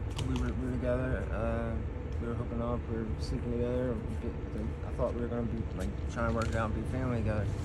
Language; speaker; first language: English; native; English